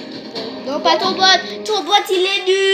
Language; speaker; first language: French; native; French